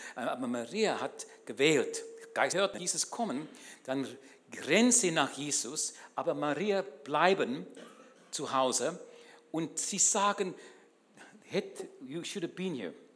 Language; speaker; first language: German; non-native, learner; English